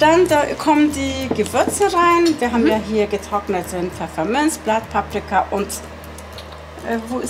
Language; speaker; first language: German; early bilingual, other home language; Turkish